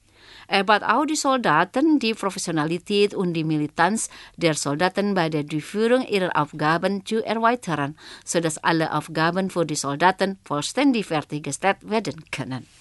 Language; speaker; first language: German; non-native, fluent; Indonesian